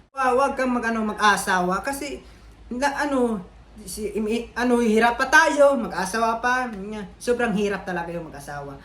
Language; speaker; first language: Filipino; non-native, local second language; Cebuano